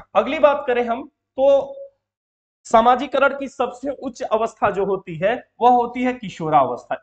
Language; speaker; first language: Hindi; native; Hindi